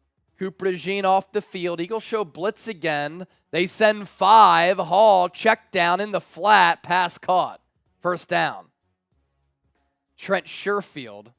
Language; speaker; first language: English; native; English